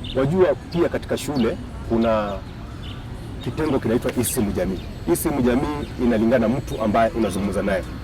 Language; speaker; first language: Swahili; non-native, local second language; Luyia